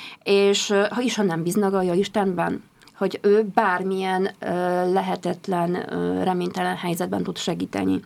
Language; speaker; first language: Hungarian; non-native, fluent; Polish